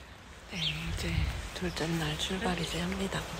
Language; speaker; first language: Korean; native; Korean